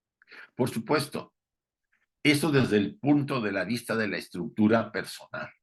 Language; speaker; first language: Spanish; native; Spanish